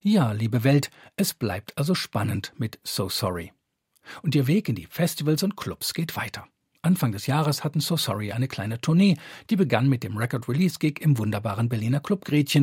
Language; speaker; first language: German; native; German